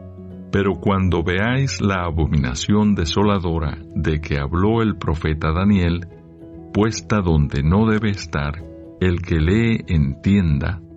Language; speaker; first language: Spanish; native; Spanish